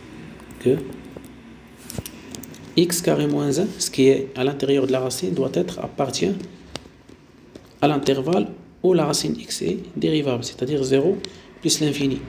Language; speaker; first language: French; non-native, local second language; Arabic